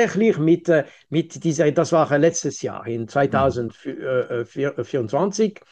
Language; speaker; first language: German; non-native, local second language; French